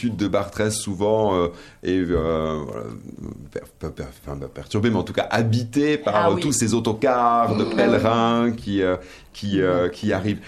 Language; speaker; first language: French; native; French